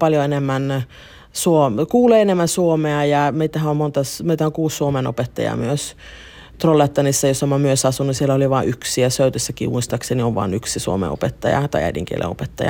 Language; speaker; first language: Finnish; early bilingual, heritage; Finnish